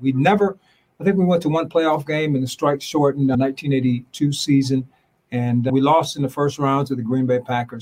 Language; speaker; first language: English; early bilingual, other home language; Spanish